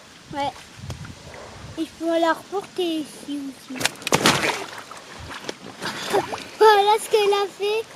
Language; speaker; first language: French; native; French